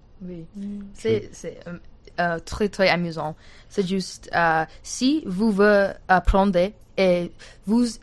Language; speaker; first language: French; non-native, learner; English